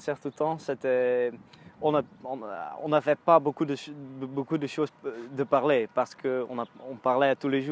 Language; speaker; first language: French; non-native, learner; Dutch